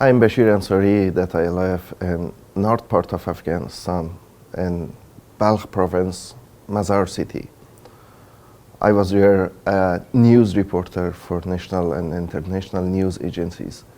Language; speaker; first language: English; non-native, learner; Persian